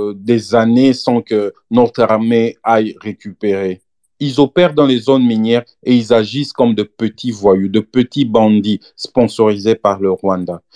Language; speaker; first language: French; non-native, local second language; Lingala